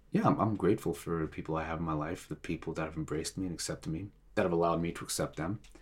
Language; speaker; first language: English; non-native, fluent; Tigrinya